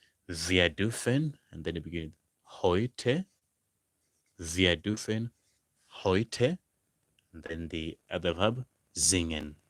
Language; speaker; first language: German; non-native, fluent; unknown